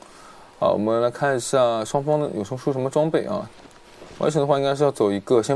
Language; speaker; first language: Chinese; native; Chinese